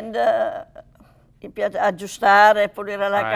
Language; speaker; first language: Italian; early bilingual, heritage; Italian